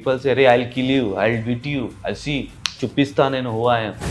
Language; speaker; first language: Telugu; non-native, learner; Urdu